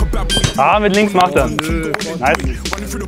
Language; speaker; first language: German; native; German